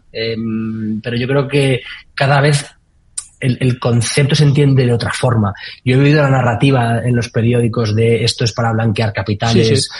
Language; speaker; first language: Spanish; native; Spanish